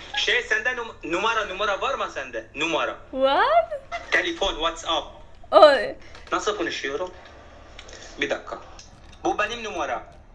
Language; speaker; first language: Turkish; non-native, learner; Arabic